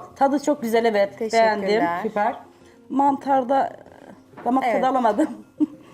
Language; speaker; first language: Turkish; native; Turkish